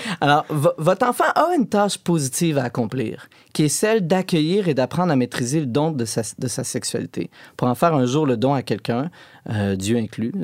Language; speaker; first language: French; native; French